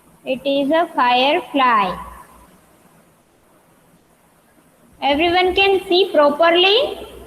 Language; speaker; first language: English; non-native, local second language; Hindi